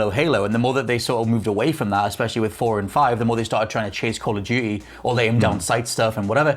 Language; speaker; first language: English; native; English